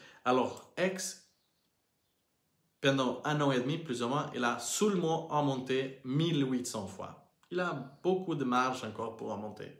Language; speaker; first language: French; non-native, learner; Portuguese